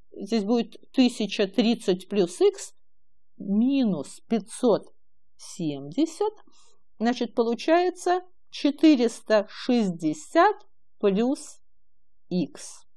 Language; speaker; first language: Russian; native; Russian